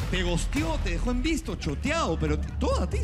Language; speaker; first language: Spanish; native; Spanish